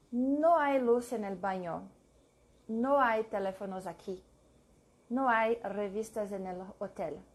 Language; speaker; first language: Spanish; non-native, learner; English